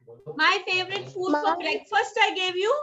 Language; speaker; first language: English; non-native, local second language; Hindi